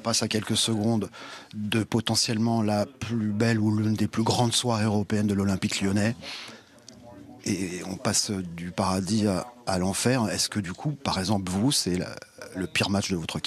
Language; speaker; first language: French; native; French